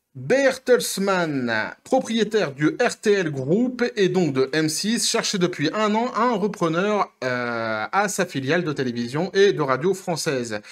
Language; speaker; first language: French; native; French